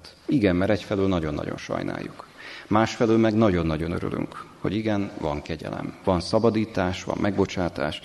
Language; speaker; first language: Hungarian; native; Hungarian